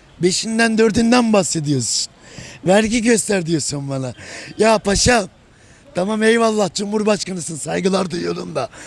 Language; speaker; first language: Turkish; native; Turkish